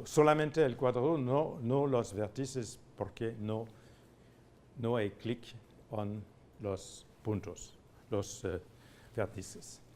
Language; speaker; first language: Spanish; non-native, fluent; French